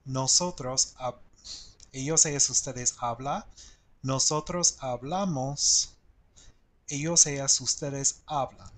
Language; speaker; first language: Spanish; non-native, learner; English